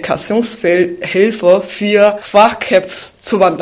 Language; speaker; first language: German; non-native, fluent; Chinese